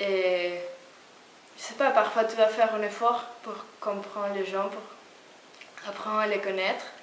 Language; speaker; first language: French; non-native, fluent; Spanish